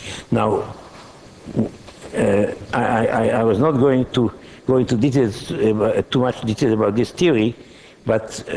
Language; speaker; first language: English; non-native, fluent; Hebrew